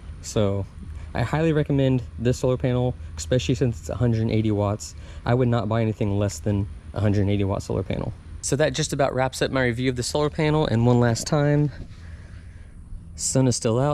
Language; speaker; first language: English; native; English